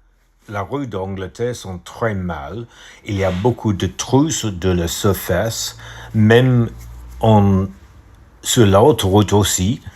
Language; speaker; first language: French; non-native, learner; English